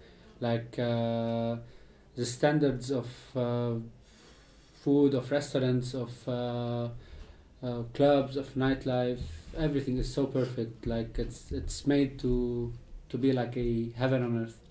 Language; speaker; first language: English; non-native, fluent; Arabic